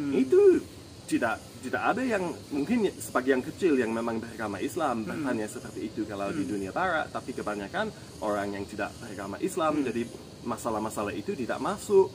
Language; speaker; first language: Indonesian; non-native, fluent; English